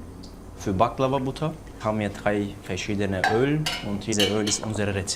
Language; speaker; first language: German; non-native, learner; Turkish